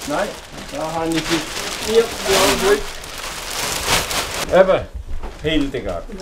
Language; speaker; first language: German; native; German